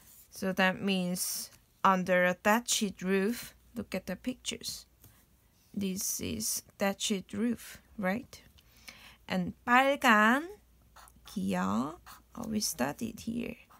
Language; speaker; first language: English; non-native, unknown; Korean